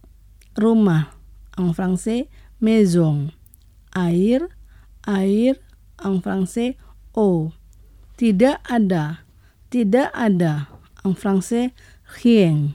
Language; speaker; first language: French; non-native, fluent; Indonesian